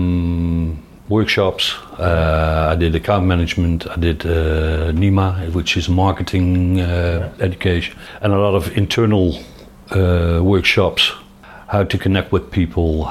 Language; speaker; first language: English; non-native, fluent; Dutch